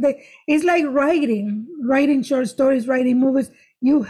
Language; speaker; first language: English; non-native, fluent; Spanish